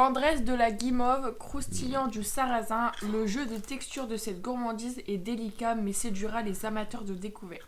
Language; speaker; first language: French; native; French